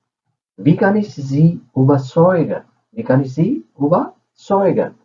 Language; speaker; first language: German; non-native, fluent; Urdu